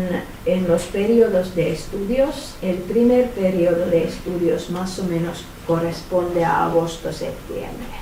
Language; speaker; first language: Spanish; non-native, fluent; Finnish